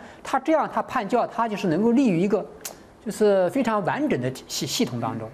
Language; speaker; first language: Chinese; native; Chinese